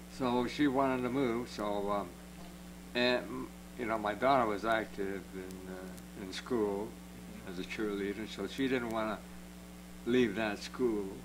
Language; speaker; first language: English; native; English